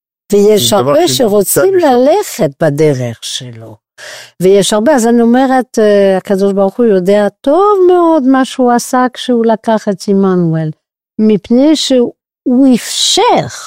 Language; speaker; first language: Hebrew; non-native, fluent; French